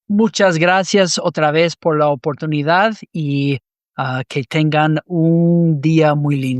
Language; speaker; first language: Spanish; non-native, fluent; English